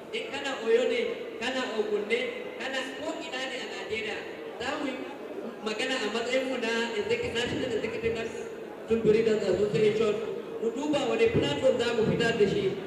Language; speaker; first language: Hausa; non-native, local second language; Fula